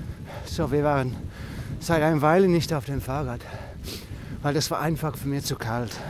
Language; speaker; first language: German; non-native, learner; English